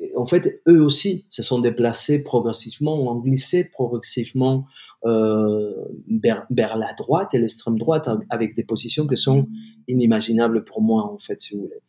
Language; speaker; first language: French; non-native, fluent; Spanish